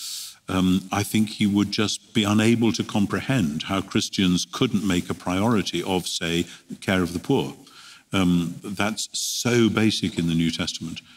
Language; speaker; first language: English; native; English